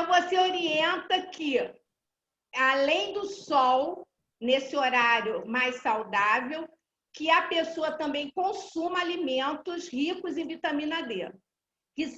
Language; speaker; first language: Portuguese; native; Portuguese